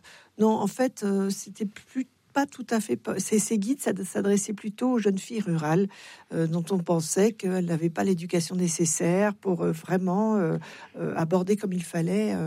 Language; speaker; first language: French; native; French